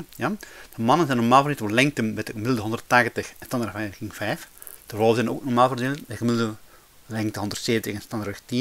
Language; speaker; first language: Dutch; native; Dutch